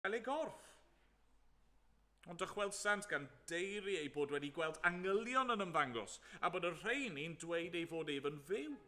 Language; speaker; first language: Welsh; native; Welsh